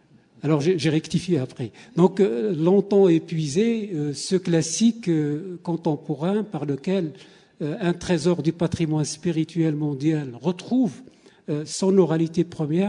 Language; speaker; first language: French; native; French